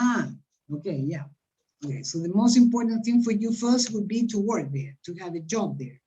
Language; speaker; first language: English; non-native, fluent; Spanish